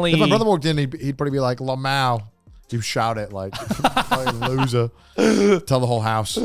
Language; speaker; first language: English; native; English